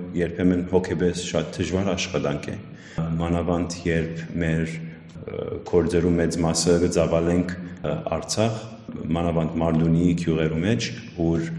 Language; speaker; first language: Armenian; early bilingual, heritage; Armenian